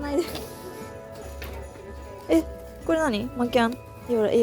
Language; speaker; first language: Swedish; non-native, learner; Japanese